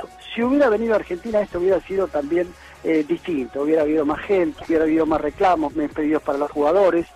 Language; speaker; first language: Spanish; native; Spanish